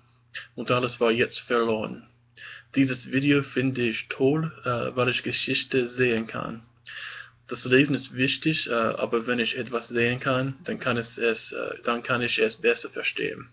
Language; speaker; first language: German; non-native, learner; English